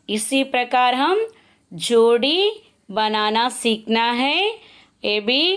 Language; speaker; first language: Hindi; non-native, local second language; Telugu